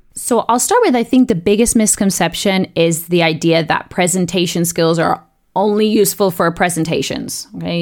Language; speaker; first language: English; native; English